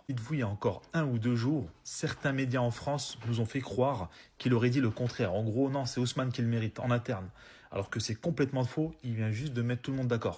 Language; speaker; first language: French; native; French